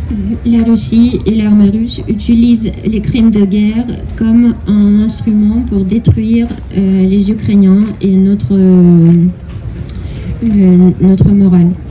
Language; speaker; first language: French; non-native, fluent; Ukrainian